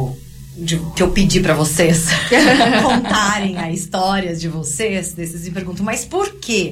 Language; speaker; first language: Portuguese; native; Portuguese